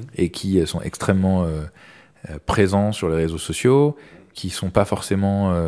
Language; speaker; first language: French; native; French